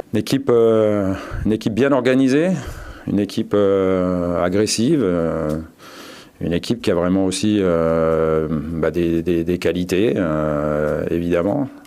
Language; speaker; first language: French; native; French